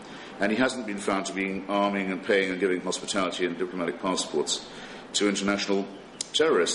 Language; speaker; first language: English; native; English